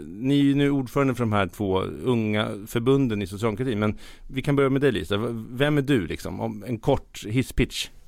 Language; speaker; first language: Swedish; native; Swedish